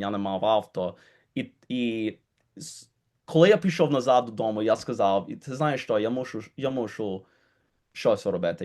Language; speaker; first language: Ukrainian; early bilingual, heritage; Ukrainian